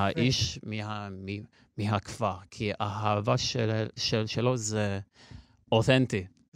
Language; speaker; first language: Hebrew; non-native, local second language; Armenian